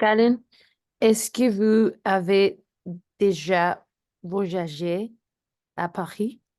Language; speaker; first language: French; non-native, learner; Spanish